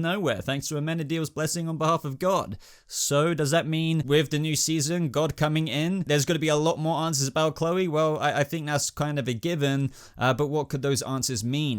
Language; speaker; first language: English; native; English